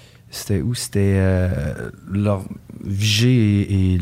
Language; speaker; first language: French; early bilingual, heritage; French